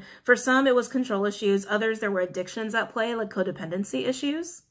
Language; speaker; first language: English; native; English